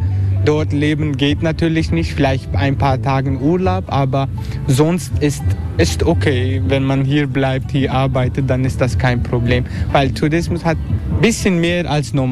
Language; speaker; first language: German; non-native, fluent; Turkish